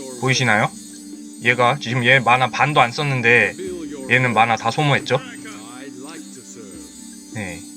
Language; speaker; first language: Korean; native; Korean